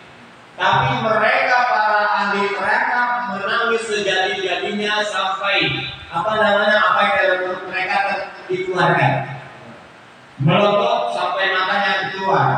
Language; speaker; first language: Indonesian; native; Indonesian